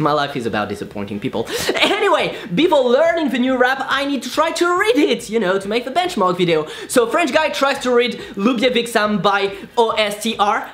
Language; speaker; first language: English; non-native, fluent; French